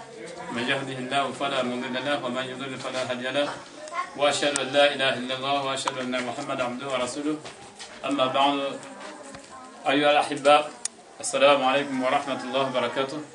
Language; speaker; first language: Arabic; non-native, local second language; Comorian